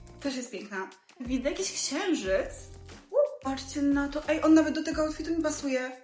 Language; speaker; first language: Polish; native; Polish